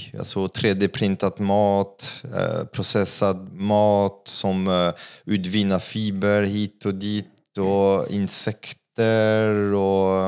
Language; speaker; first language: Swedish; non-native, fluent; French